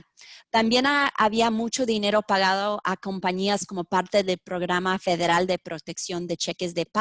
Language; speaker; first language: Spanish; early bilingual, heritage; Spanish